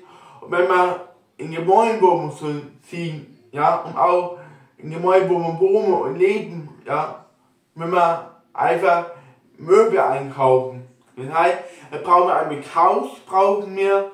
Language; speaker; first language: German; non-native, local second language; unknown